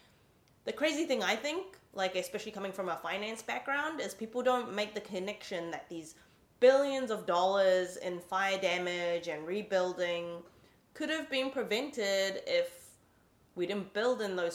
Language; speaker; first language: English; native; English